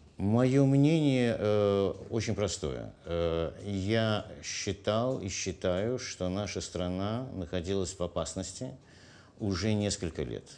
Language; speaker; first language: Russian; native; Russian